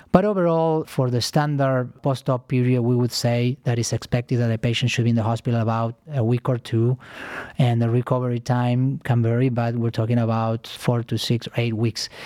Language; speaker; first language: English; non-native, fluent; Spanish